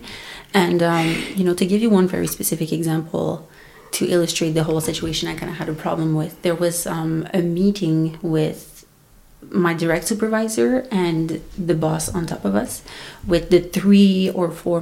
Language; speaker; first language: English; non-native, fluent; French